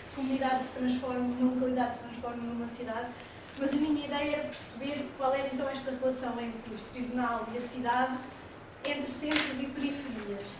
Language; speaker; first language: Portuguese; native; Portuguese